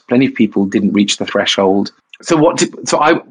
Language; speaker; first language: English; native; English